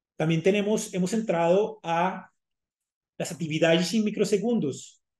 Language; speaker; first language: Spanish; native; Spanish